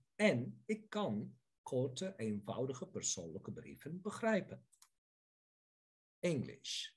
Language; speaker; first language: Dutch; non-native, fluent; Turkish